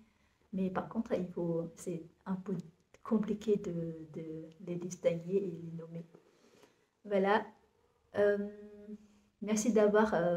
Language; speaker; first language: French; non-native, fluent; Vietnamese